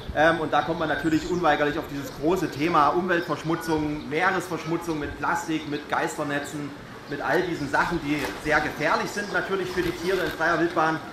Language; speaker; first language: German; native; German